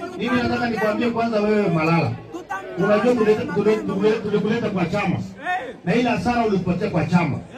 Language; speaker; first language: Swahili; non-native, local second language; Kalenjin